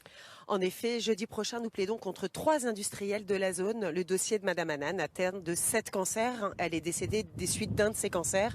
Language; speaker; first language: French; native; French